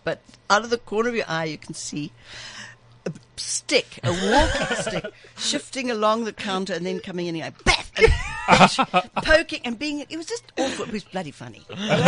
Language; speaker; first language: English; native; English